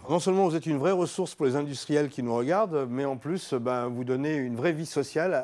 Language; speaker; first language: French; native; French